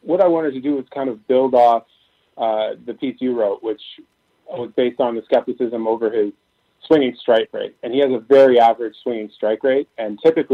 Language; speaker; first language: English; native; English